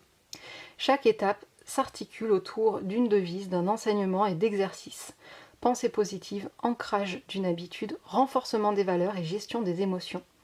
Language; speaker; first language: French; native; French